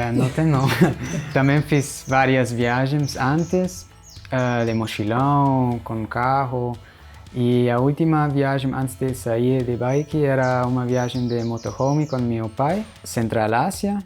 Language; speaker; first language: Portuguese; non-native, fluent; German